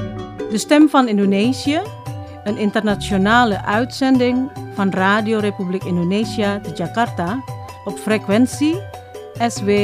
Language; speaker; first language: Dutch; non-native, fluent; Indonesian